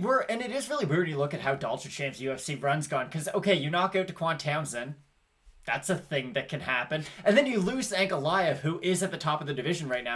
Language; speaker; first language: English; native; English